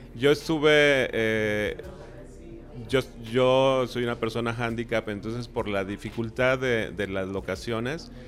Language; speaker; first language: Spanish; native; Spanish